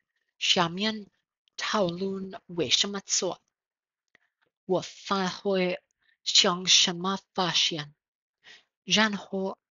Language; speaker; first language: Chinese; non-native, learner; English